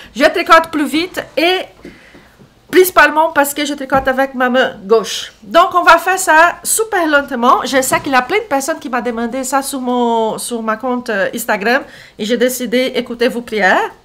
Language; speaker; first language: French; non-native, fluent; Portuguese